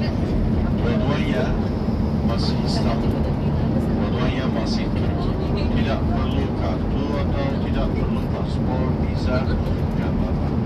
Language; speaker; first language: Indonesian; non-native, fluent; Turkish